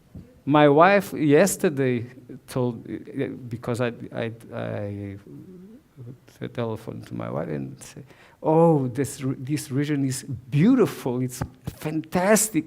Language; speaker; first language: English; non-native, learner; Portuguese